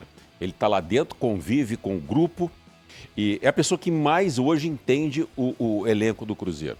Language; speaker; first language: Portuguese; native; Portuguese